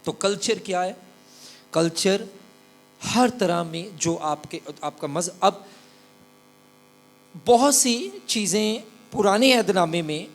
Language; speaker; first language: Urdu; non-native, local second language; Punjabi